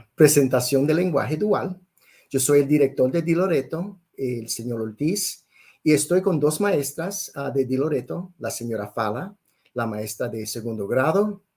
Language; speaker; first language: Spanish; early bilingual, heritage; Spanish